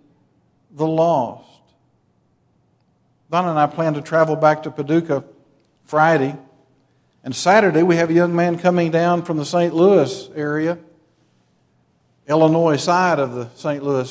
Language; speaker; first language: English; native; English